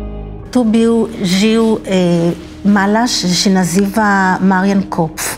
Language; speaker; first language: Polish; early bilingual, heritage; Hebrew